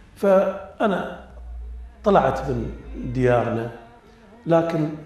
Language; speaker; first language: Arabic; native; Arabic